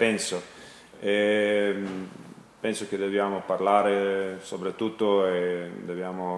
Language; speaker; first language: Italian; non-native, learner; Croatian